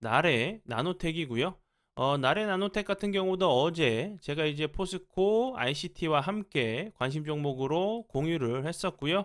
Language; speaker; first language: Korean; native; Korean